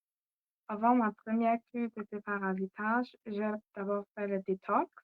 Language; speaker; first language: French; non-native, learner; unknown